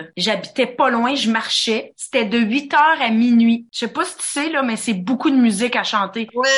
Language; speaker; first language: French; native; French